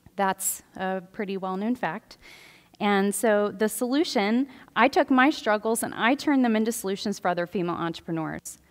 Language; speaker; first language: English; native; English